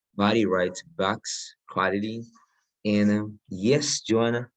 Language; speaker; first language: English; non-native, fluent; Spanish